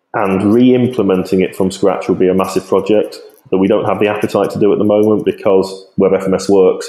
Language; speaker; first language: English; native; English